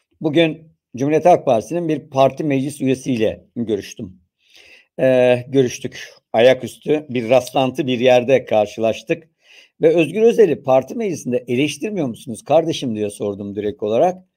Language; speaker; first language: Turkish; native; Turkish